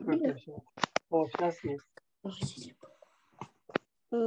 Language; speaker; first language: Russian; native; Russian